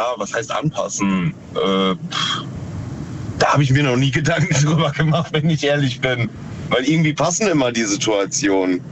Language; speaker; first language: German; native; German